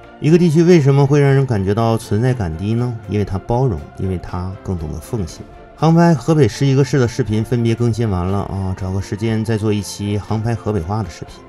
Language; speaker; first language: Chinese; native; Chinese